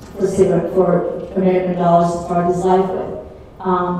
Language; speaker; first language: English; early bilingual, other home language; Czech